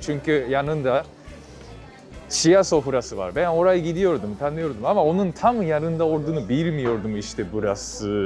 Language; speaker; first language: Turkish; non-native, fluent; Japanese